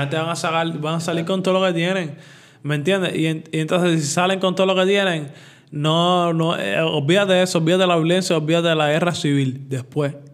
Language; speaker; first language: Spanish; native; Spanish